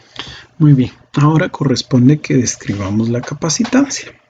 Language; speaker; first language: Spanish; native; Spanish